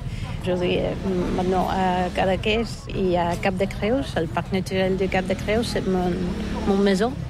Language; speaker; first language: French; non-native, learner; Bulgarian